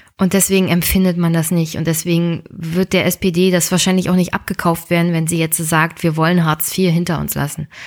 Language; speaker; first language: German; native; German